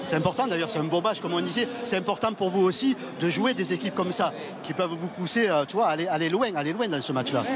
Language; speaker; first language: French; native; French